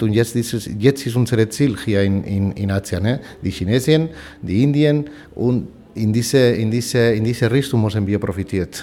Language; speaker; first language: German; non-native, fluent; Spanish